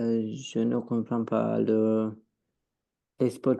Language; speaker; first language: French; non-native, learner; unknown